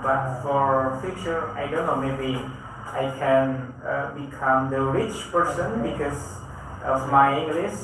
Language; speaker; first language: English; non-native, learner; Indonesian